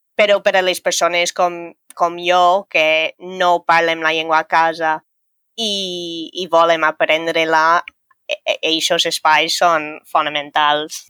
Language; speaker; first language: Catalan; non-native, fluent; English